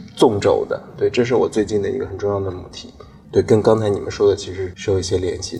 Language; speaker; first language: Chinese; native; Chinese